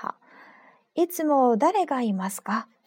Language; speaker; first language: Japanese; non-native, fluent; Chinese